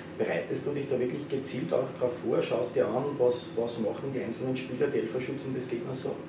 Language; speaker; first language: German; native; German